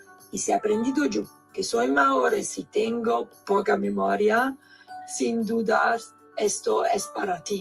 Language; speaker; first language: Spanish; non-native, learner; Italian